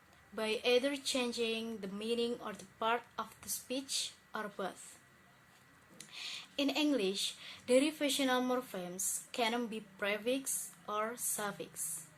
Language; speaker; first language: English; non-native, learner; Indonesian